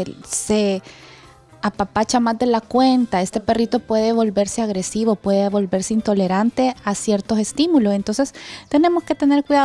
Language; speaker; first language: Spanish; native; Spanish